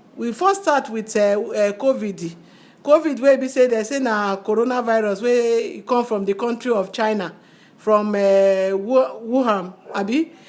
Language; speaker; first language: Nigerian Pidgin; non-native, local second language; Yoruba